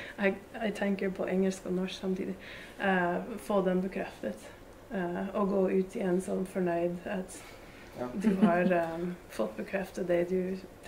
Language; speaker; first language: Norwegian; non-native, fluent; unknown